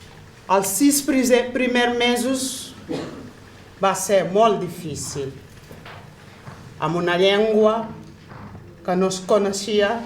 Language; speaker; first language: Catalan; non-native, fluent; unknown